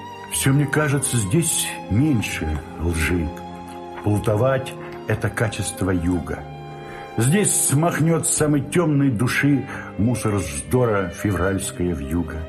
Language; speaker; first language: Russian; native; Russian